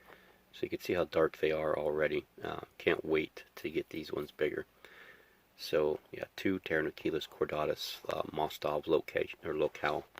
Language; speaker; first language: English; native; English